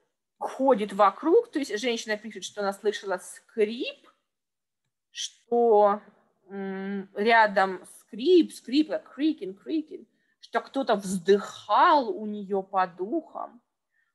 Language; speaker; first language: Russian; native; Russian